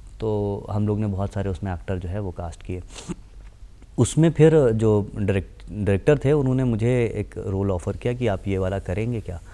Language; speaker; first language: Hindi; native; Hindi